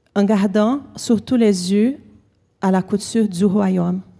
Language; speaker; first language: French; non-native, fluent; Portuguese